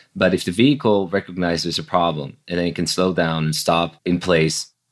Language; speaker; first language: English; non-native, fluent; Hebrew